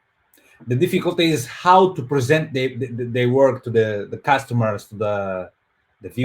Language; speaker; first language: English; non-native, fluent; Portuguese